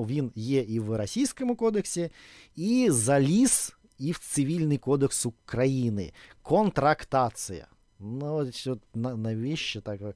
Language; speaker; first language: Ukrainian; non-native, fluent; Russian